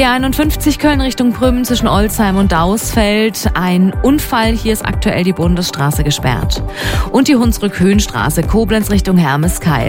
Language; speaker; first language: German; native; German